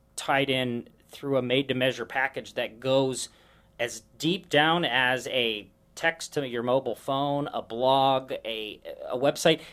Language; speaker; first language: English; native; English